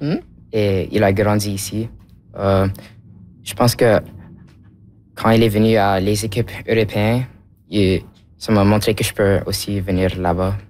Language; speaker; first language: French; non-native, local second language; English